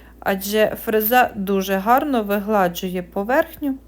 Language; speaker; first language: Ukrainian; native; Ukrainian